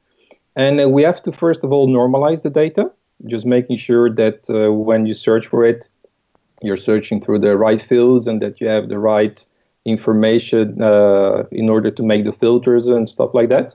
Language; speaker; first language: English; non-native, fluent; Italian